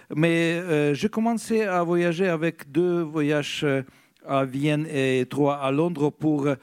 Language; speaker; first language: French; non-native, fluent; Russian